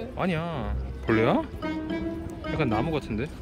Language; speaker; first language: Korean; native; Korean